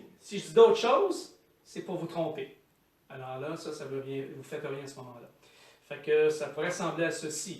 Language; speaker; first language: French; native; French